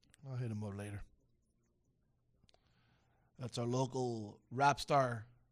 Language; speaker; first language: English; native; English